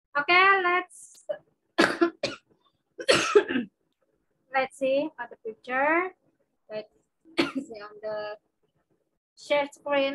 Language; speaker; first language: English; non-native, fluent; Indonesian